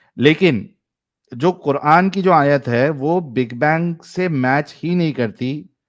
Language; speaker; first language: Hindi; native; Hindi